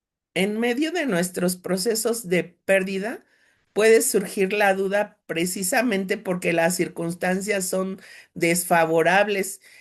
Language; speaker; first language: Spanish; native; Spanish